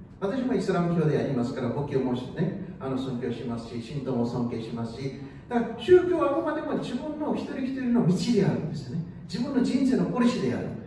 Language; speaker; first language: Japanese; non-native, fluent; Urdu